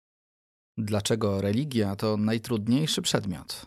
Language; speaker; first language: Polish; native; Polish